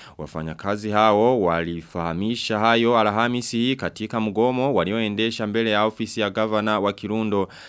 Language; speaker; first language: Swahili; non-native, local second language; Rundi